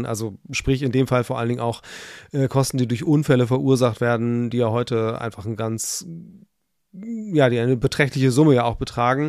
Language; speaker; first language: German; native; German